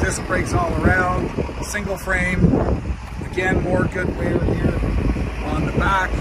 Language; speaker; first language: English; native; English